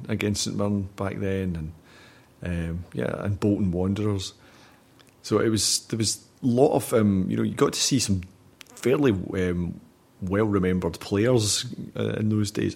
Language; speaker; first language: English; native; English